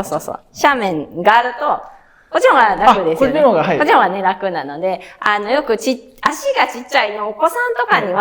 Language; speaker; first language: Japanese; native; Japanese